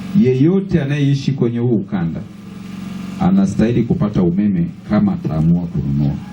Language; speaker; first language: Swahili; native; Swahili